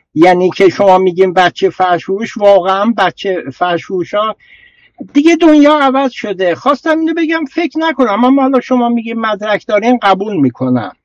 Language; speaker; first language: Persian; non-native, local second language; Azerbaijani